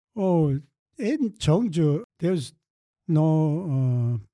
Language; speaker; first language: English; non-native, fluent; Korean